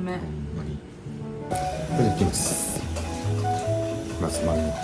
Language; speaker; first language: Japanese; native; Japanese